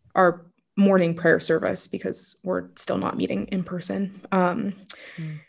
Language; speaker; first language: English; native; English